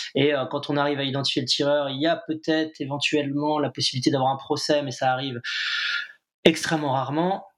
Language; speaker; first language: French; native; French